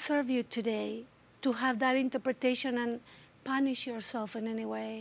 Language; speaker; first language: English; non-native, fluent; Spanish